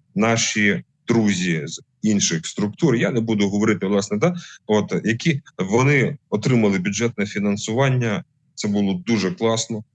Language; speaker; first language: Ukrainian; native; Ukrainian